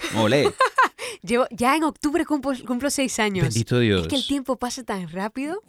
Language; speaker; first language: Spanish; native; Spanish